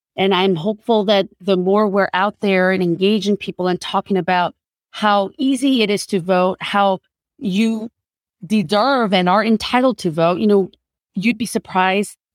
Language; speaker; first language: English; non-native, fluent; Korean